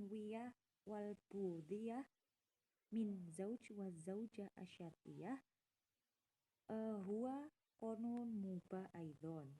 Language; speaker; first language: Arabic; non-native, learner; Indonesian